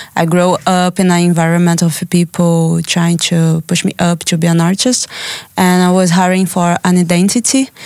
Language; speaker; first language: English; non-native, learner; Portuguese